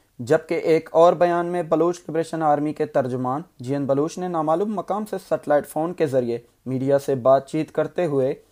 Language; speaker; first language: Urdu; non-native, local second language; Baluchi